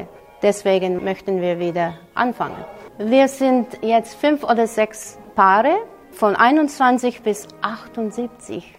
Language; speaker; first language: German; early bilingual, heritage; German